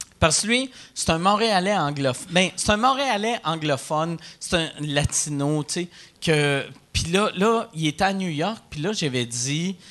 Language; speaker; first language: French; native; French